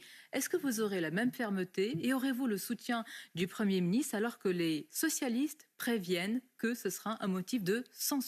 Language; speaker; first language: French; native; French